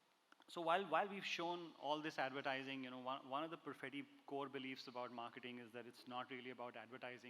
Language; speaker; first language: English; non-native, local second language; Hindi